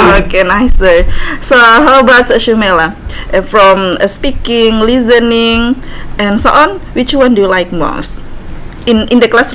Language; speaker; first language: English; non-native, learner; Indonesian